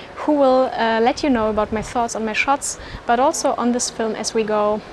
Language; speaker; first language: English; non-native, fluent; German